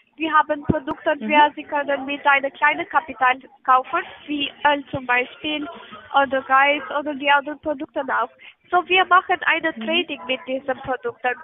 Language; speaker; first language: German; non-native, learner; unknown